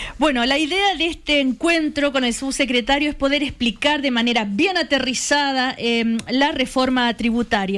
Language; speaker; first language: Spanish; native; Spanish